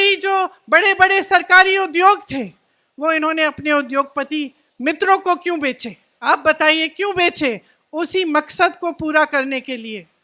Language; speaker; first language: Hindi; native; Hindi